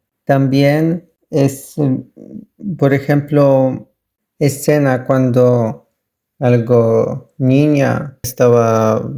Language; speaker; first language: Spanish; non-native, learner; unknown